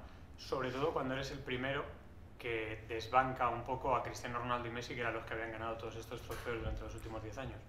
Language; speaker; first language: Spanish; native; Spanish